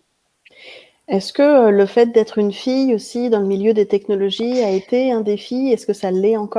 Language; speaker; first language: French; native; French